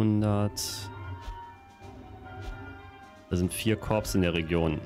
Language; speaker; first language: German; native; German